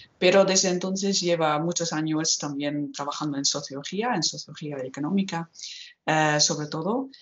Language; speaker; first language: Spanish; native; Spanish